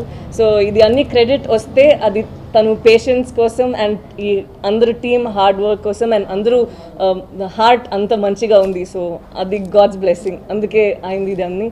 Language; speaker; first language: Telugu; non-native, learner; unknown